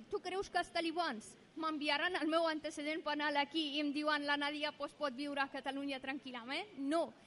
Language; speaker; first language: Catalan; non-native, fluent; Persian